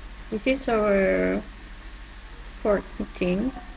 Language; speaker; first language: English; non-native, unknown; Indonesian